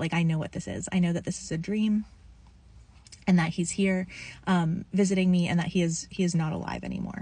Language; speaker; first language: English; native; English